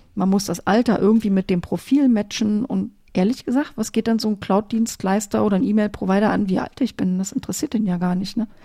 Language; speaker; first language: German; native; German